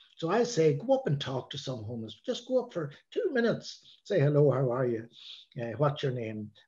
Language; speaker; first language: English; native; English